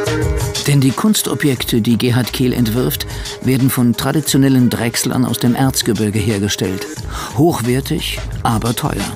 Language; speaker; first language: German; native; German